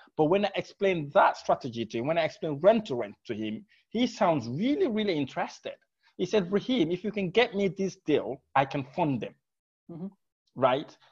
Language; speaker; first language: English; non-native, fluent; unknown